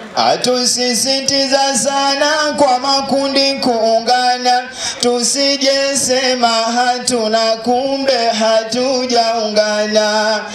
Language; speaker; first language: Swahili; native; Swahili